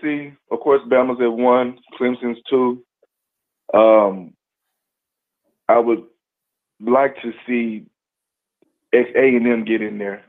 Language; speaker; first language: English; native; English